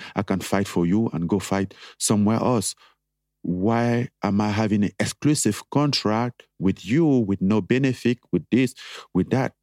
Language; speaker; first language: English; non-native, local second language; French